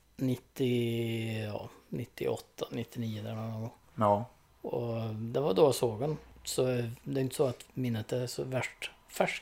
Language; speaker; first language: Swedish; native; Swedish